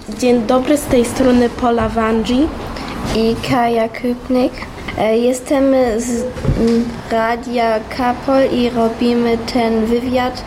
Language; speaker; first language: Polish; early bilingual, heritage; Polish